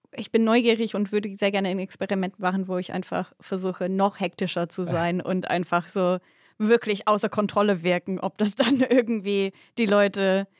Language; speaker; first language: German; non-native, fluent; English